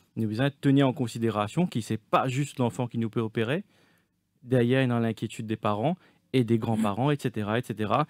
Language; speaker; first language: French; non-native, local second language; Morisyen